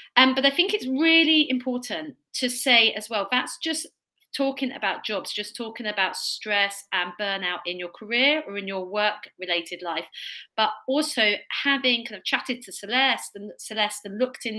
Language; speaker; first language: English; native; English